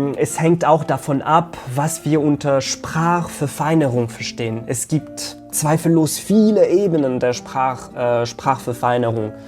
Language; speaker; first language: German; non-native, fluent; Arabic